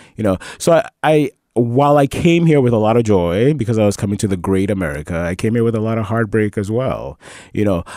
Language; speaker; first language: English; early bilingual, other home language; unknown